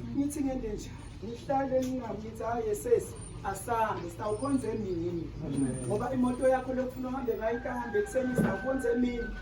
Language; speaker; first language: Zulu; non-native, local second language; Swati